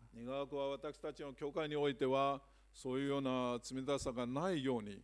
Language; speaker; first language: Japanese; non-native, fluent; Chinese